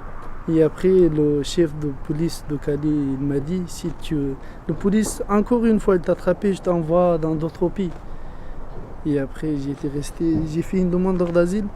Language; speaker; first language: French; non-native, learner; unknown